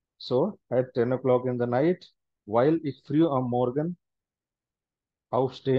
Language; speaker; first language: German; non-native, fluent; Hindi